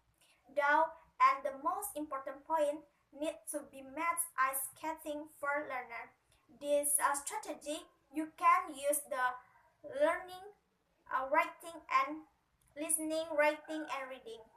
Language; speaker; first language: English; non-native, learner; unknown